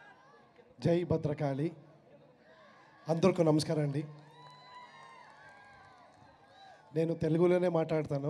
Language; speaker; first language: Telugu; non-native, learner; Kannada